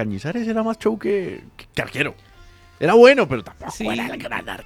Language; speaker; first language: Spanish; native; Spanish